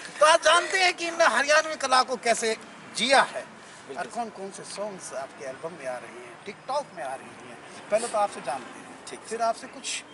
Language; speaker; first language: Hindi; native; Hindi